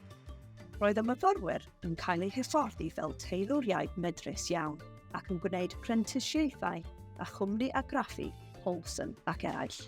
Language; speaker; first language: Welsh; native; Welsh